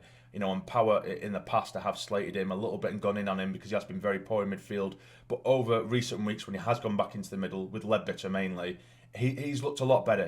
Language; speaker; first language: English; native; English